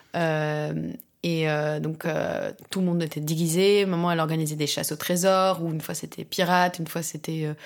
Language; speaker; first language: French; native; French